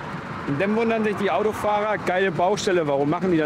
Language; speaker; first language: German; native; German